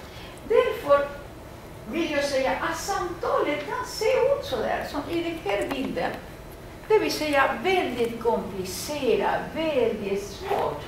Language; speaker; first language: Swedish; non-native, fluent; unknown